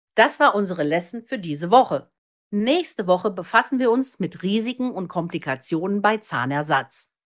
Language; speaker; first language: German; native; German